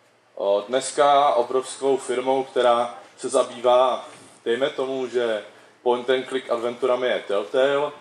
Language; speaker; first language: Czech; native; Czech